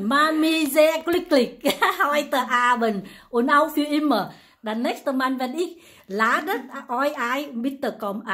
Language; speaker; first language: German; non-native, learner; Vietnamese